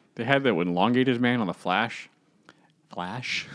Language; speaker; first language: English; native; English